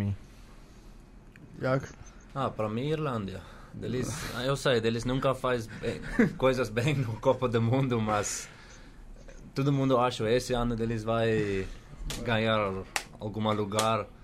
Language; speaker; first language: Portuguese; non-native, learner; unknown